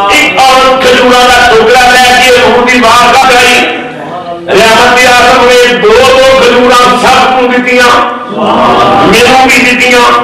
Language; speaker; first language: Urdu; non-native, local second language; Punjabi